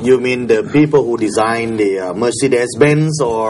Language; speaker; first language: English; non-native, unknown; Thai